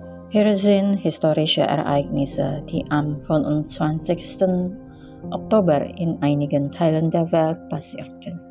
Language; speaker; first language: German; non-native, fluent; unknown